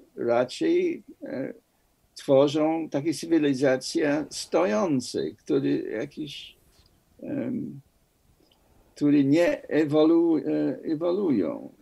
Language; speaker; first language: Polish; non-native, fluent; English